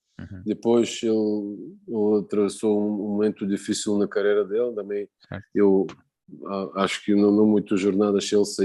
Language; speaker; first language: Portuguese; non-native, fluent; Bulgarian